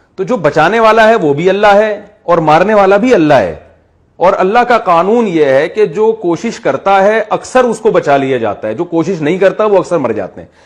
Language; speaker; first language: Urdu; native; Urdu